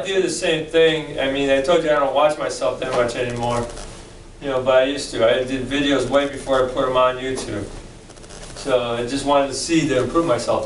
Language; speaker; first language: English; native; English